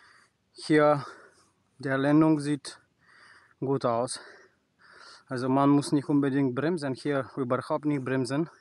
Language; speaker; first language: German; non-native, learner; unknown